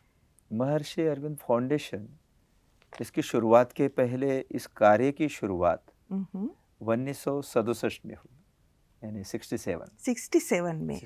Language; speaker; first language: Hindi; native; Hindi